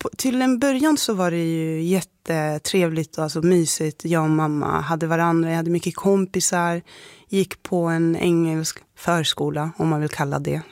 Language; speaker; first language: Swedish; early bilingual, other home language; Somali